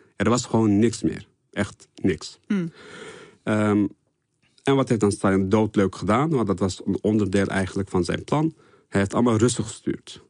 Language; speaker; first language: Dutch; early bilingual, other home language; Turkish